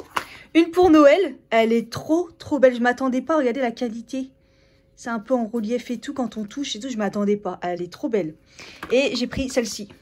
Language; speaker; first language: French; native; French